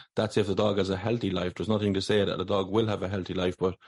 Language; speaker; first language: English; native; English